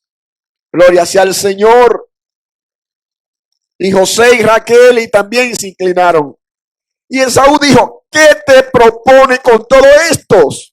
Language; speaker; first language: Spanish; native; Spanish